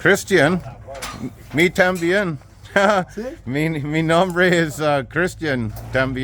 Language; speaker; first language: Spanish; non-native, learner; English